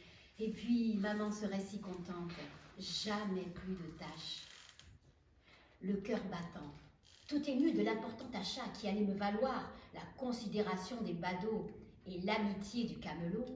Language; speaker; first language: French; native; French